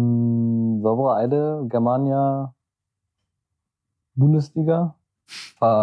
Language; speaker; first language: Macedonian; early bilingual, heritage; German